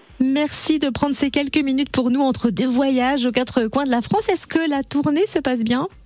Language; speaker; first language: French; native; French